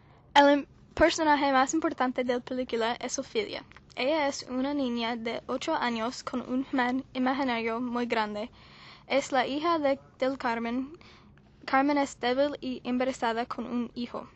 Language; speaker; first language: Spanish; non-native, learner; English